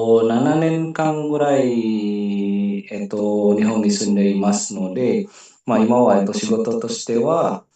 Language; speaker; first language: Japanese; non-native, fluent; Indonesian